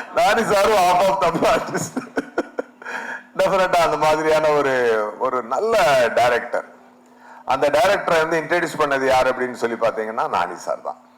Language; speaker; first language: Tamil; native; Tamil